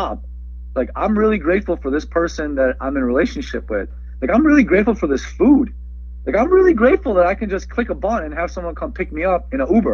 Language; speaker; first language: English; early bilingual, other home language; Persian